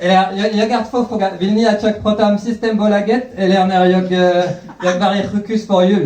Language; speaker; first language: Swedish; non-native, fluent; French